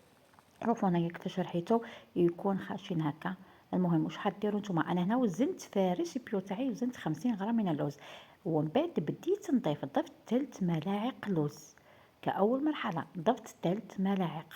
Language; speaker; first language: Arabic; native; Arabic